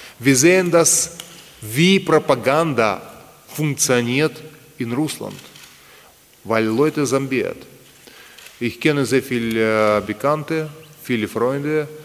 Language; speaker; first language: German; non-native, learner; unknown